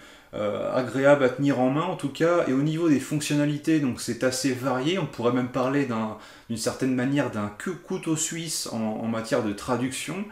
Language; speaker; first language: French; native; French